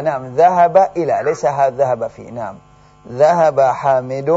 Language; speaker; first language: Arabic; non-native, fluent; Indonesian